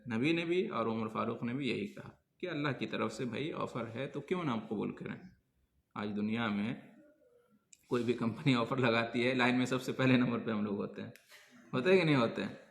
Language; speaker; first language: Urdu; native; Urdu